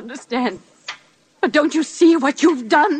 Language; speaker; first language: English; non-native, fluent; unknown